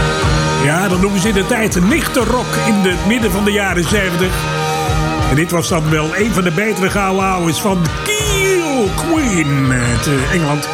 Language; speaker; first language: Dutch; native; Dutch